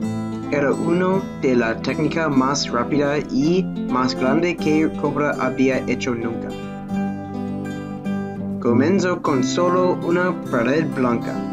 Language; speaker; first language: Spanish; non-native, learner; English